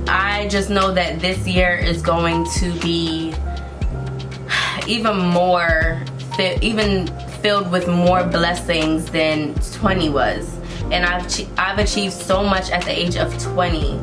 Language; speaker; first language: English; native; English